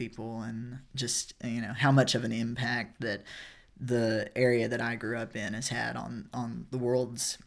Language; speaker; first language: English; native; English